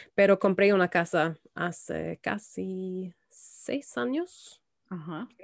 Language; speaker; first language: Spanish; non-native, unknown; German